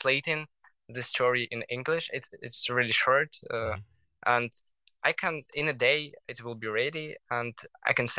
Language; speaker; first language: English; non-native, learner; Russian